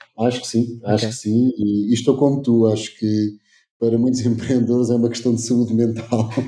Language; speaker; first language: Portuguese; native; Portuguese